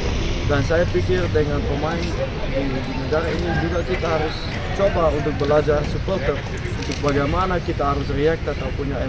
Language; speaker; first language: Indonesian; non-native, fluent; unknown